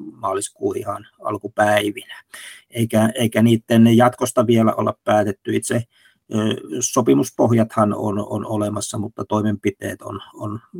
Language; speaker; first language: Finnish; native; Finnish